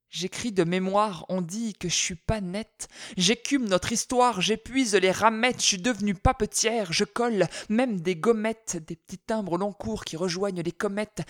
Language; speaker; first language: French; native; French